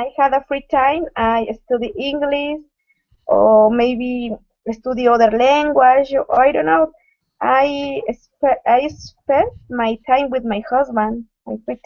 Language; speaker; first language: English; non-native, learner; Spanish